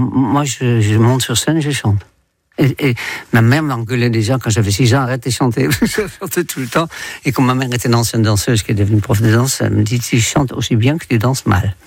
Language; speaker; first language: French; non-native, fluent; Dutch